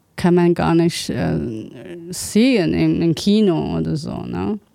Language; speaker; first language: German; non-native, learner; Chinese